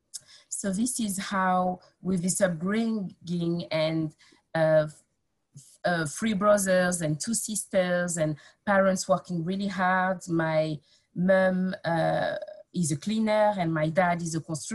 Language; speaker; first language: English; non-native, fluent; French